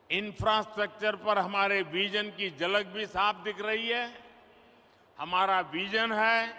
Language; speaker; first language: Hindi; non-native, local second language; Gujarati